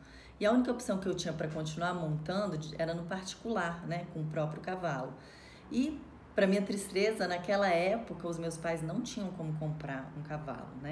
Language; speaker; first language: Portuguese; native; Portuguese